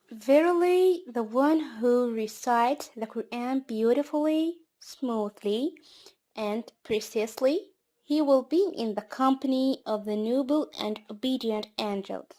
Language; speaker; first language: English; non-native, fluent; Arabic